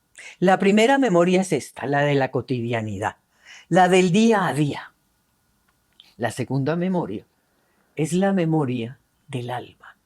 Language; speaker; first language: Spanish; native; Spanish